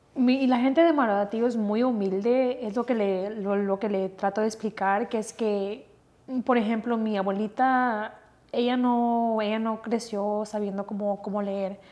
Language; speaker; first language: Spanish; early bilingual, heritage; Spanish